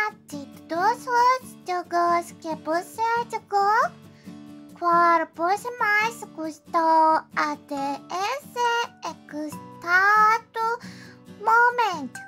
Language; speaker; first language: Portuguese; non-native, learner; Japanese